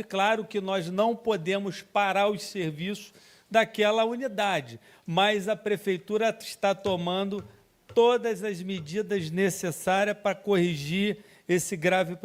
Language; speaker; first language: Portuguese; native; Portuguese